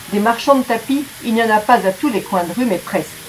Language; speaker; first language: French; native; French